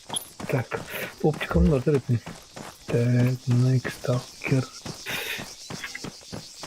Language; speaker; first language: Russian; non-native, local second language; Yakut